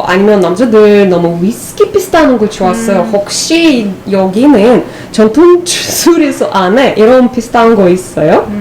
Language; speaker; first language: Korean; non-native, learner; Russian